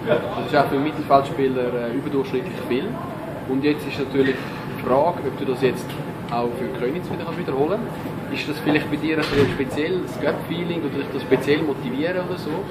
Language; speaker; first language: German; native; German